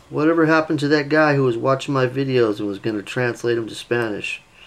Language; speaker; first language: English; native; English